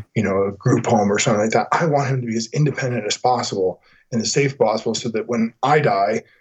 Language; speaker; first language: English; native; English